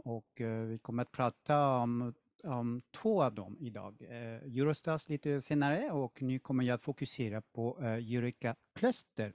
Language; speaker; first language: Swedish; non-native, fluent; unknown